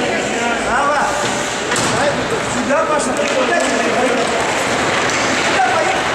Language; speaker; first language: Russian; native; Russian